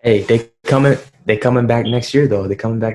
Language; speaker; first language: English; native; English